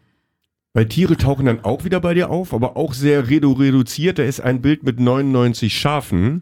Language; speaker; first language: German; native; German